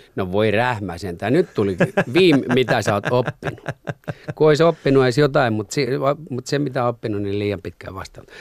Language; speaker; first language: Finnish; early bilingual, other home language; Persian